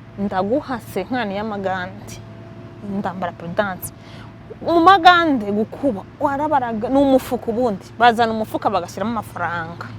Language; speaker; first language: Kinyarwanda; early bilingual, heritage; Kinyarwanda